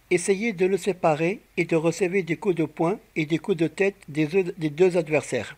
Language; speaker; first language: French; non-native, local second language; Arabic